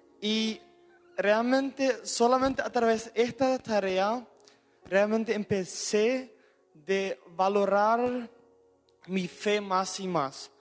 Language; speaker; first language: Spanish; non-native, local second language; German